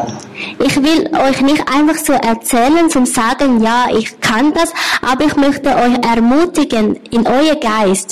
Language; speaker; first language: German; non-native, learner; Thai